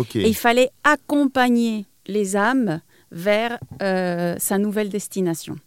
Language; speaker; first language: French; non-native, fluent; Spanish